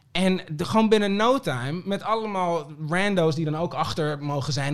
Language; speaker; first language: Dutch; early bilingual, other home language; Papiamento